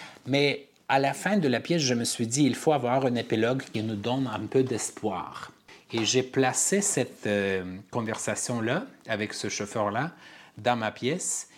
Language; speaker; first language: French; non-native, fluent; Armenian